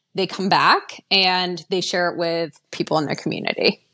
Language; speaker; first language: English; native; English